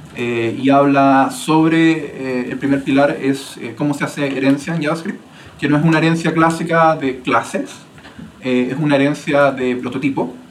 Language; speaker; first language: Spanish; native; Spanish